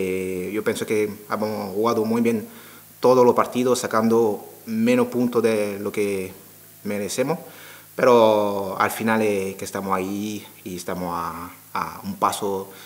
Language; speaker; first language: Spanish; non-native, learner; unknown